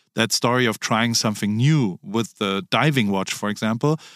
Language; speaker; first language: English; non-native, fluent; German